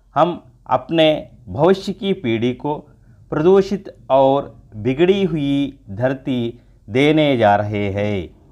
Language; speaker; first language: Hindi; non-native, local second language; Telugu